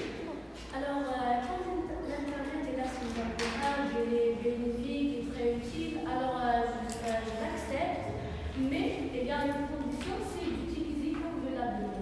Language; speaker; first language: French; non-native, learner; Arabic